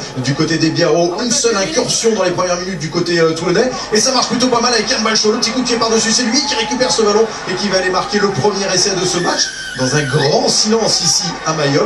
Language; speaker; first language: French; native; French